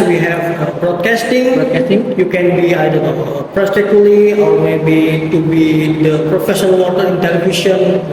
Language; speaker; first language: English; non-native, learner; Indonesian